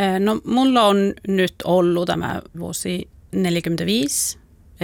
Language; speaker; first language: Finnish; non-native, local second language; Swedish